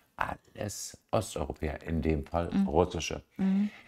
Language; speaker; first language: German; native; German